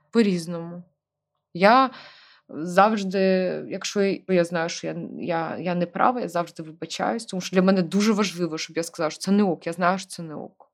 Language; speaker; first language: Ukrainian; non-native, local second language; Russian